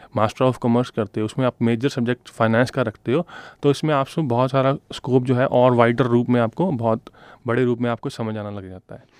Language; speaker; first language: Hindi; non-native, local second language; Punjabi